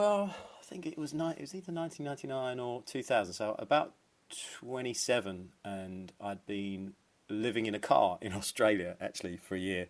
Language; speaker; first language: English; native; English